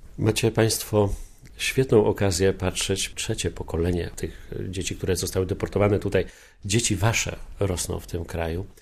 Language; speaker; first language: Polish; native; Polish